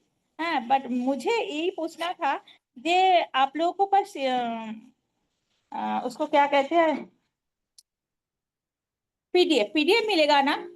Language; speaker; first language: Hindi; non-native, local second language; Bangla